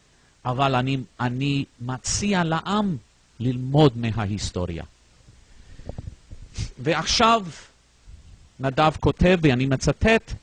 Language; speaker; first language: Hebrew; non-native, fluent; English